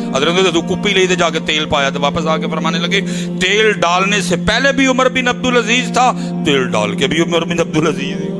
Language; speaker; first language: Urdu; non-native, local second language; Punjabi